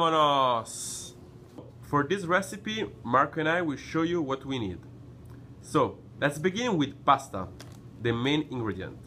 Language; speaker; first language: English; non-native, learner; Italian